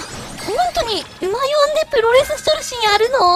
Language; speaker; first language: Japanese; native; Japanese